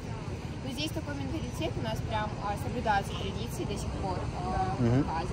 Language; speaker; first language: Russian; native; Russian